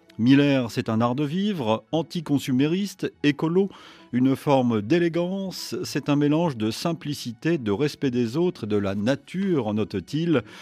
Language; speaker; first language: French; native; French